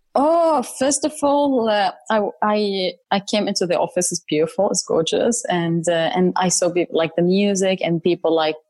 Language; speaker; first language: English; non-native, fluent; Arabic